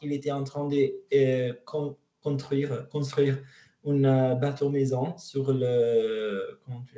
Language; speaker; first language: French; non-native, learner; Italian